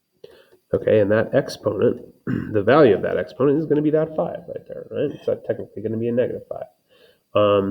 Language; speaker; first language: English; native; English